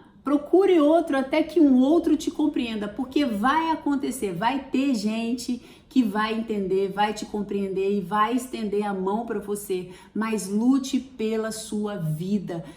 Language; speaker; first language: Portuguese; native; Portuguese